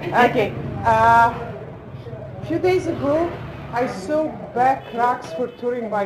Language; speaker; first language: English; non-native, fluent; Serbian